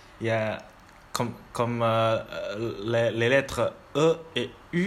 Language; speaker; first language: French; non-native, learner; Indonesian